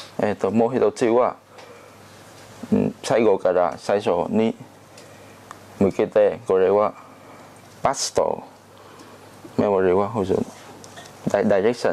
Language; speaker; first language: Japanese; non-native, learner; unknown